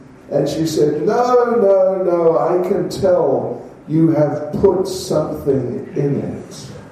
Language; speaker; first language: English; native; English